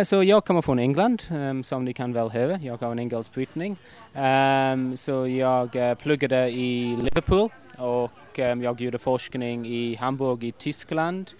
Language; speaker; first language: Swedish; non-native, fluent; English